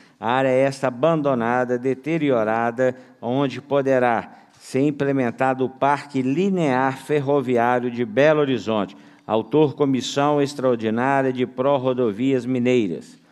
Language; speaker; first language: Portuguese; native; Portuguese